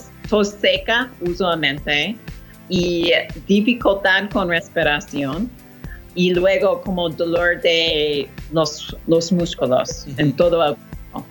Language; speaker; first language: Spanish; non-native, fluent; English